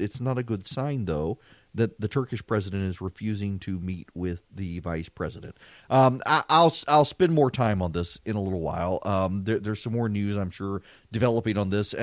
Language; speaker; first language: English; native; English